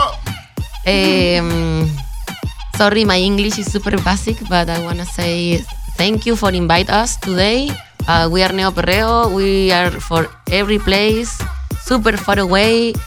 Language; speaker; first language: English; non-native, fluent; Spanish